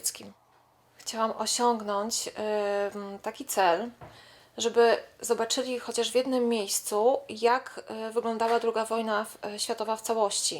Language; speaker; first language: Polish; native; Polish